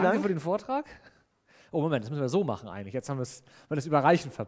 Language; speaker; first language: German; native; German